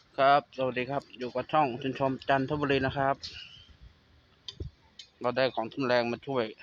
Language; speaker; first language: Thai; native; Thai